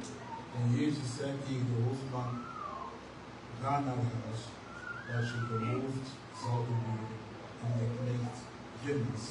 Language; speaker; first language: Dutch; non-native, fluent; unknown